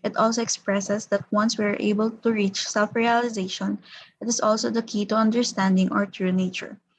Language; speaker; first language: English; non-native, local second language; Filipino